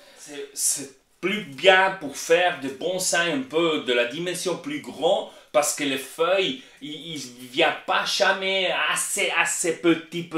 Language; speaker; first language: French; non-native, learner; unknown